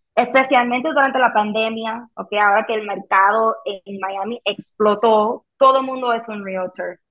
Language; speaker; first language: Spanish; early bilingual, heritage; Spanish